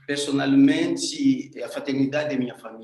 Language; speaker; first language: Portuguese; non-native, learner; Swahili